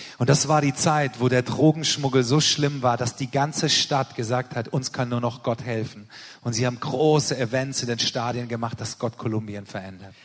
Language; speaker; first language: German; native; German